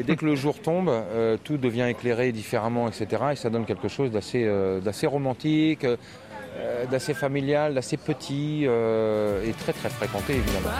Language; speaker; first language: French; native; French